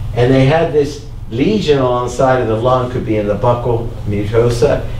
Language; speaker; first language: English; native; English